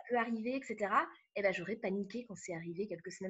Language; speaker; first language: French; native; French